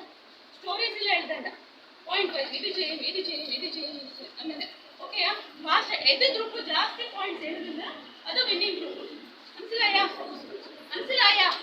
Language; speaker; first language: Malayalam; non-native, local second language; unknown